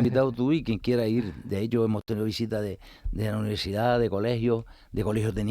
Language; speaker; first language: Spanish; native; Spanish